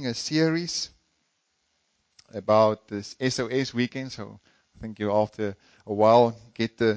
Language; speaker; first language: English; non-native, local second language; Afrikaans